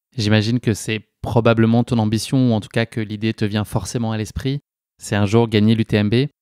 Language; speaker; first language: French; native; French